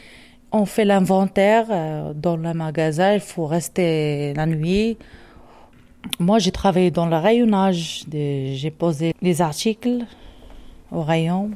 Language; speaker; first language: French; non-native, learner; Arabic